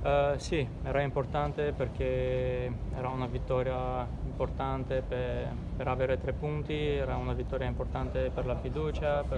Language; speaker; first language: Italian; non-native, learner; Armenian